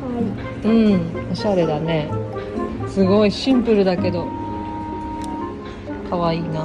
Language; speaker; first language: Japanese; native; Japanese